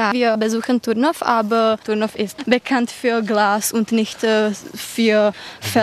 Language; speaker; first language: German; non-native, fluent; Czech